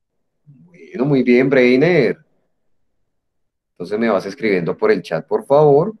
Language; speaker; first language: Spanish; native; Spanish